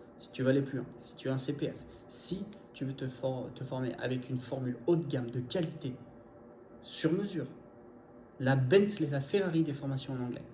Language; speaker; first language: French; native; French